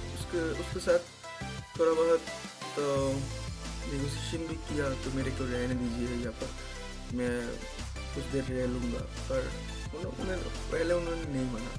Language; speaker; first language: Hindi; non-native, local second language; Bangla